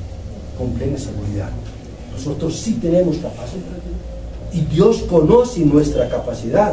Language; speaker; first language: Spanish; non-native, fluent; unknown